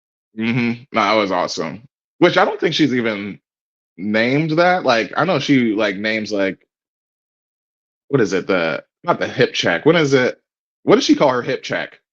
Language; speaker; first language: English; native; English